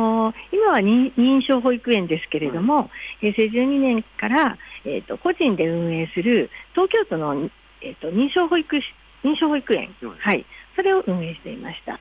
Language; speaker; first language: Japanese; native; Japanese